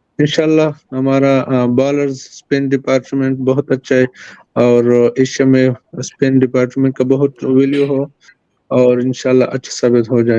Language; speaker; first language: Hindi; non-native, fluent; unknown